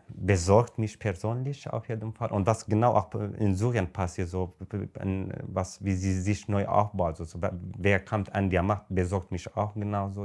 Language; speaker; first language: German; non-native, fluent; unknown